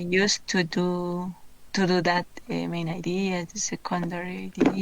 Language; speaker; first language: English; non-native, learner; Spanish